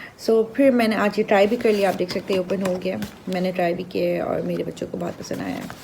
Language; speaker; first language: Urdu; native; Urdu